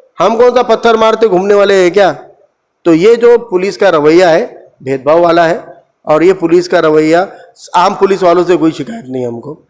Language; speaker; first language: Hindi; non-native, local second language; Urdu